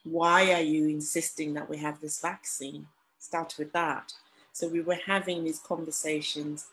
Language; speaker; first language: English; non-native, local second language; Shona